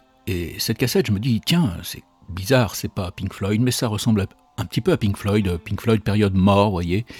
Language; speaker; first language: French; native; French